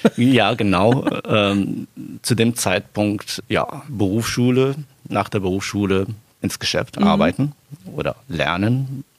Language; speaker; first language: German; non-native, fluent; Arabic